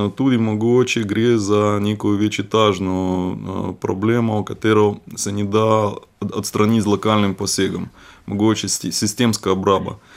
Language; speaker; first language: Slovenian; non-native, fluent; Russian